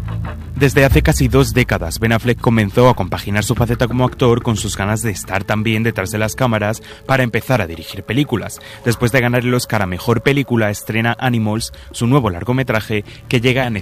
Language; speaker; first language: Spanish; native; Spanish